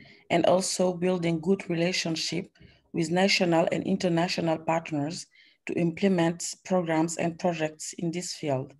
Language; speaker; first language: English; non-native, learner; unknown